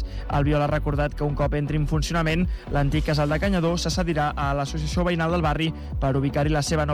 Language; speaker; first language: Catalan; native; Catalan